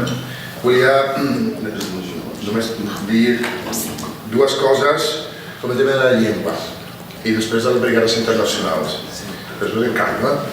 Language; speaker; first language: Catalan; non-native, fluent; Italian